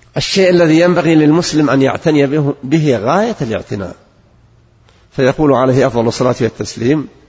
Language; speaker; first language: Arabic; native; Arabic